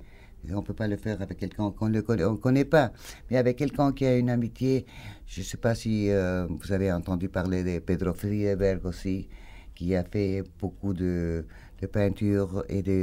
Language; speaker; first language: French; non-native, fluent; Spanish